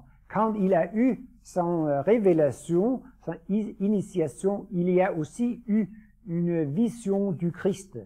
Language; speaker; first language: French; non-native, fluent; Danish